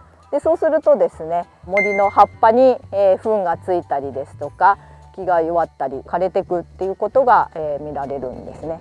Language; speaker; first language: Japanese; native; Japanese